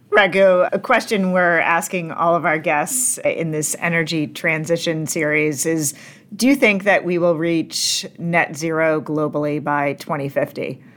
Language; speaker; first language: English; native; English